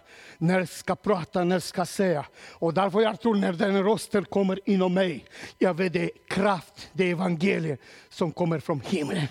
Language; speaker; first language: Swedish; non-native, learner; Romanian